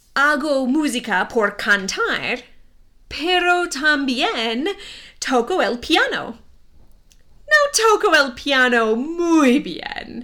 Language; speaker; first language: Spanish; non-native, fluent; English